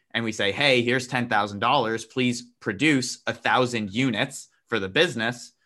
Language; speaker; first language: English; native; English